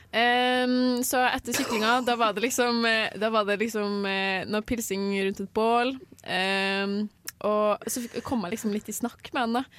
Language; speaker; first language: Norwegian; native; Norwegian